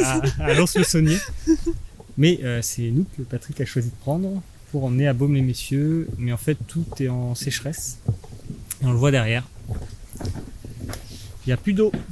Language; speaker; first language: French; native; French